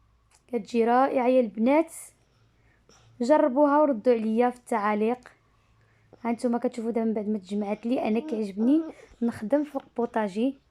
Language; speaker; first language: Arabic; native; Arabic